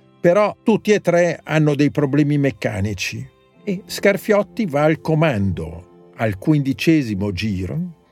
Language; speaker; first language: Italian; native; Italian